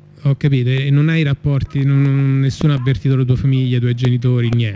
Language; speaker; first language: Italian; native; Italian